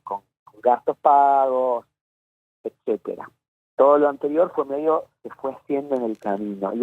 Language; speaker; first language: Spanish; native; Spanish